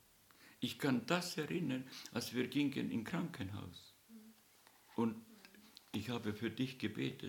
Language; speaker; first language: German; non-native, learner; Estonian